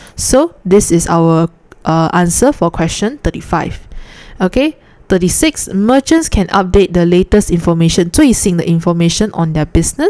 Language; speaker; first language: English; non-native, local second language; Chinese